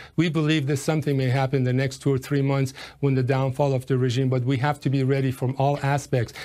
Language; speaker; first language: English; non-native, fluent; Persian